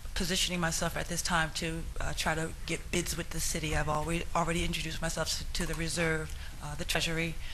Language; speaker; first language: English; native; English